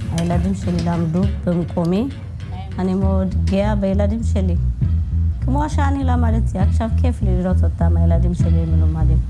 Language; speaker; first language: Hebrew; non-native, fluent; Amharic